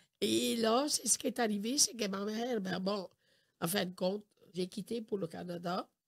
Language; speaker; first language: French; non-native, fluent; Italian